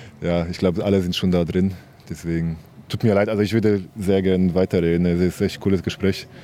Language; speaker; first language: German; non-native, fluent; Polish